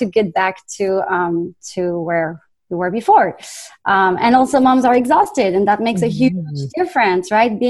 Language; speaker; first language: English; non-native, fluent; French